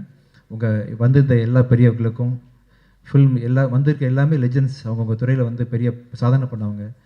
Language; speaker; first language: Tamil; native; Tamil